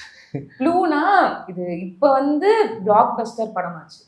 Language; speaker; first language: Tamil; native; Tamil